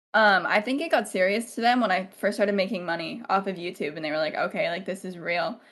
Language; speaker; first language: English; native; English